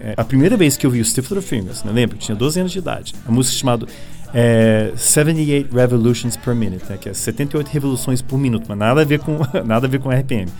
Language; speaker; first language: Portuguese; early bilingual, other home language; English